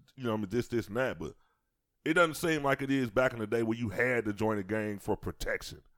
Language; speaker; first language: English; native; English